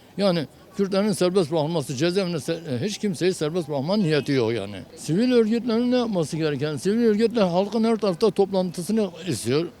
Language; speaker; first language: Turkish; non-native, local second language; Kurdish